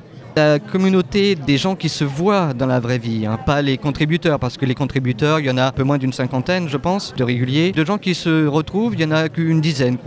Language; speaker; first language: French; native; French